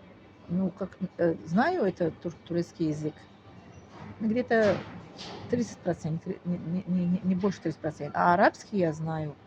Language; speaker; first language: Russian; non-native, local second language; Tajik